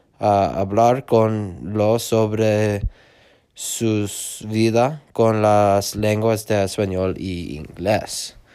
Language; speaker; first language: Spanish; non-native, learner; English